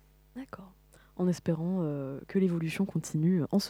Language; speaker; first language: French; native; French